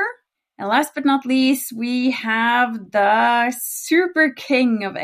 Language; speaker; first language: English; non-native, fluent; Norwegian